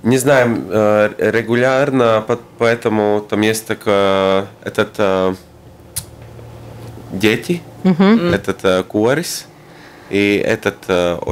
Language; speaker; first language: Russian; non-native, local second language; Latvian